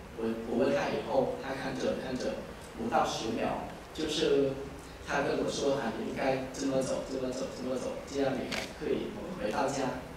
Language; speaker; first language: Chinese; non-native, fluent; Vietnamese